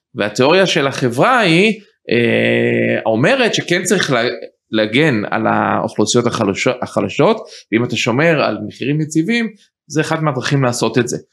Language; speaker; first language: Hebrew; early bilingual, heritage; Hebrew